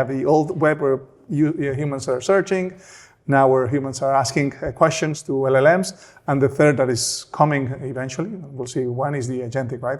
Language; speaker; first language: English; non-native, fluent; Spanish